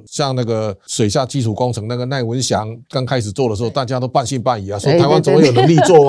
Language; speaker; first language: Chinese; native; Chinese